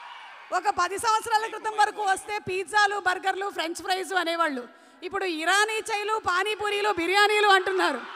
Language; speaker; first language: Telugu; native; Telugu